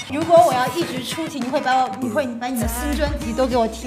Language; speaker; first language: Chinese; native; Chinese